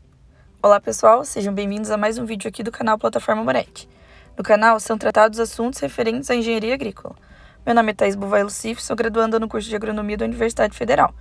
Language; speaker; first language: Portuguese; native; Portuguese